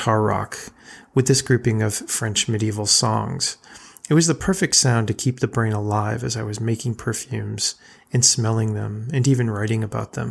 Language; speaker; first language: English; native; English